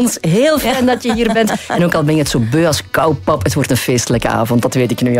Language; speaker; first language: Dutch; native; Dutch